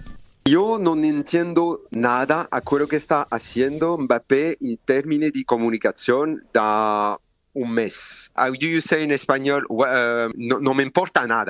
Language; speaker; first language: Spanish; non-native, learner; French